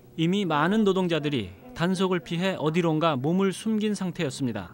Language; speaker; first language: Korean; native; Korean